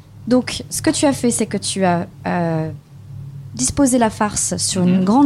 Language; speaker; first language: French; native; French